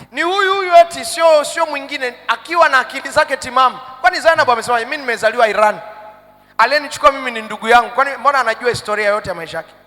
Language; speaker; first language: Swahili; native; Swahili